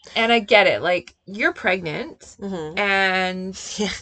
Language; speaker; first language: English; native; English